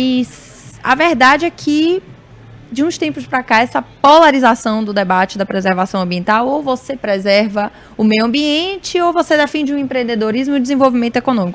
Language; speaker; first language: Portuguese; native; Portuguese